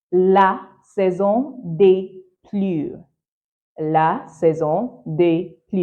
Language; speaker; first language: French; non-native, fluent; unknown